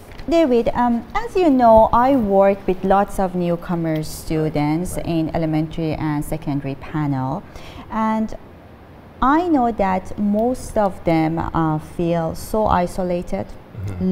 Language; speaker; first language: English; non-native, fluent; Persian